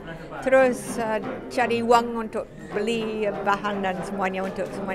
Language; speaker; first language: Indonesian; non-native, fluent; English